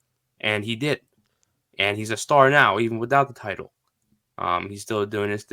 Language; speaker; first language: English; native; English